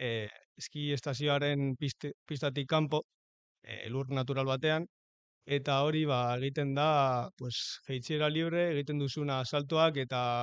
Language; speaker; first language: Basque; non-native, local second language; Spanish